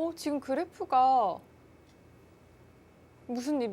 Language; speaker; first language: Korean; native; Korean